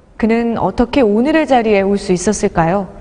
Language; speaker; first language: Korean; native; Korean